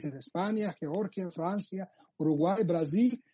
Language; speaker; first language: Spanish; non-native, fluent; Georgian